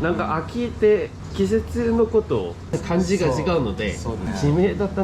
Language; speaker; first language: Japanese; non-native, fluent; Korean